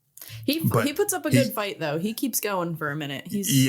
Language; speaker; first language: English; native; English